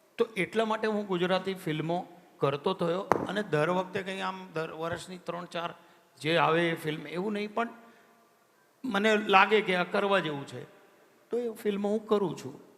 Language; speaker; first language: Gujarati; native; Gujarati